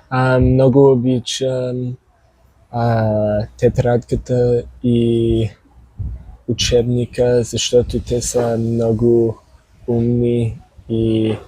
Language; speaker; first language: Bulgarian; non-native, learner; English